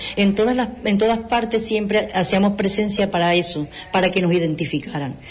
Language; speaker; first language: Spanish; native; Spanish